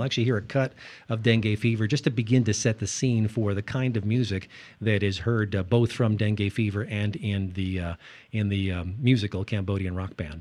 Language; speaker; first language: English; native; English